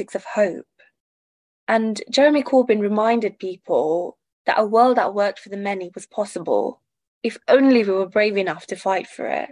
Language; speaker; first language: English; native; English